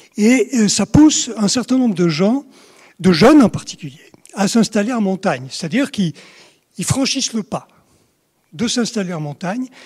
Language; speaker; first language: French; native; French